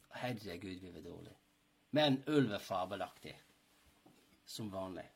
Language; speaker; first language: Norwegian; non-native, fluent; English